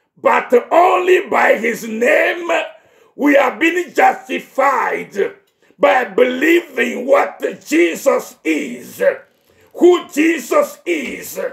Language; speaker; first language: English; non-native, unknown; Ewe